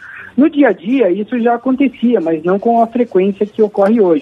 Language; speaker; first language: Portuguese; native; Portuguese